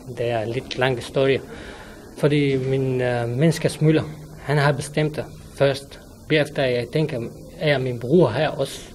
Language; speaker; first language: Danish; non-native, learner; Arabic